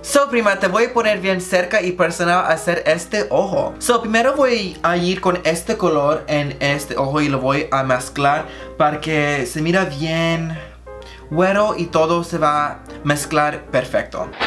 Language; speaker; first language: Spanish; early bilingual, heritage; Spanish